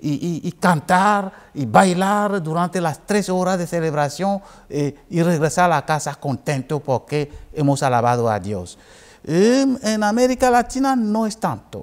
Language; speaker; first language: Spanish; non-native, fluent; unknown